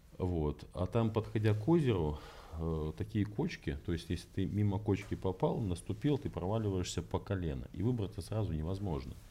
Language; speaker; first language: Russian; native; Russian